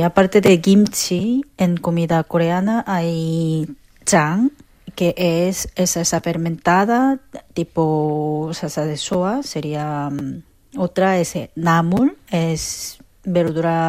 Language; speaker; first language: Spanish; non-native, local second language; Korean